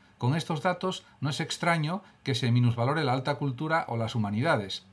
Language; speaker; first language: Spanish; native; Spanish